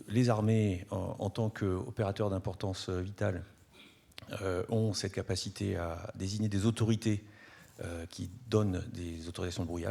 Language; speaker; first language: French; native; French